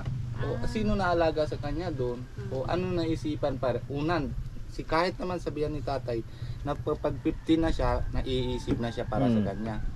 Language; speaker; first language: Filipino; non-native, fluent; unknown